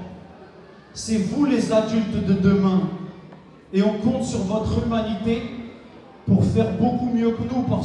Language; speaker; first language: French; native; French